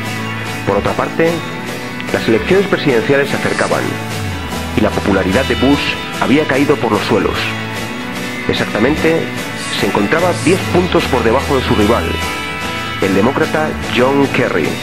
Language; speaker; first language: Spanish; native; Spanish